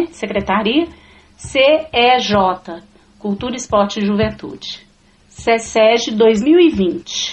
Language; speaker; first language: Portuguese; native; Portuguese